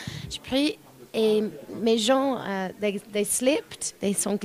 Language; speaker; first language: French; non-native, learner; English